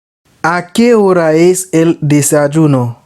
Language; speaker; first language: Spanish; non-native, learner; Haitian Creole